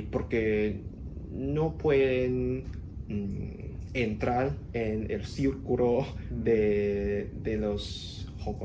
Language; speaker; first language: Spanish; non-native, learner; Cantonese